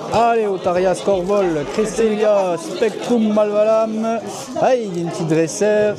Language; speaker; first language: French; native; French